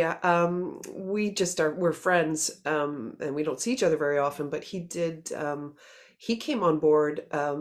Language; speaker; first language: English; native; English